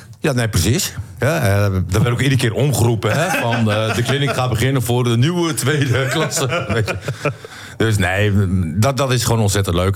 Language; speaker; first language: Dutch; native; Dutch